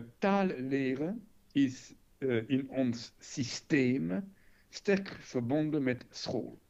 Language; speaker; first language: Dutch; non-native, fluent; French